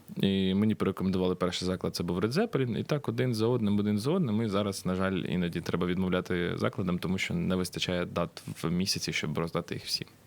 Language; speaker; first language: Ukrainian; non-native, local second language; Russian